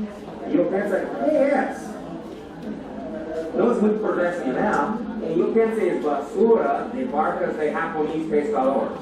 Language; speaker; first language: Spanish; non-native, learner; English